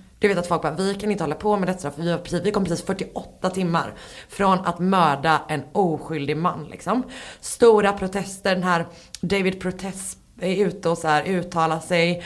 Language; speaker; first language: Swedish; native; Swedish